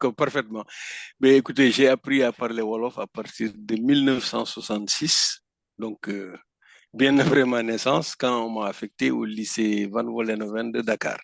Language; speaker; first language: French; non-native, local second language; Fula